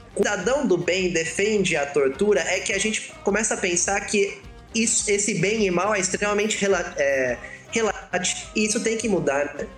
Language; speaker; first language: Portuguese; early bilingual, other home language; Spanish